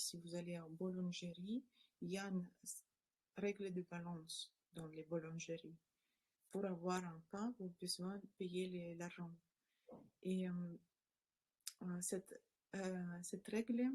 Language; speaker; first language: French; non-native, learner; Russian